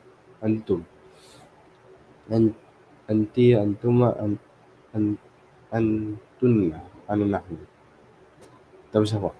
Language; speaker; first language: Arabic; non-native, learner; Filipino